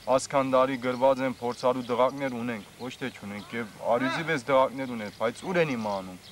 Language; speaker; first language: Armenian; early bilingual, heritage; Armenian